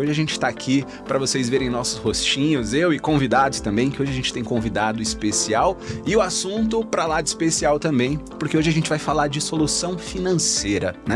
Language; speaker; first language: Portuguese; native; Portuguese